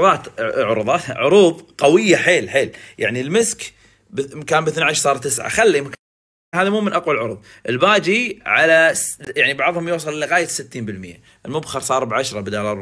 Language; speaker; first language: Arabic; native; Arabic